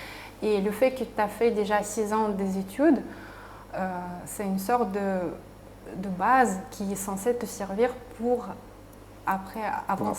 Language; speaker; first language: French; non-native, fluent; Russian